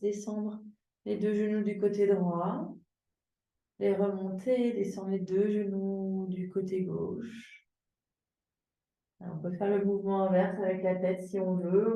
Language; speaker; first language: French; native; French